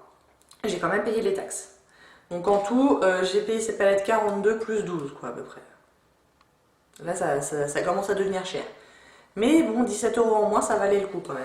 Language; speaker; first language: French; native; French